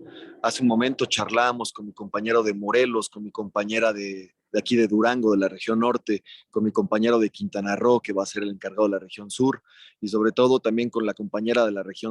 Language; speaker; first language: Spanish; native; Spanish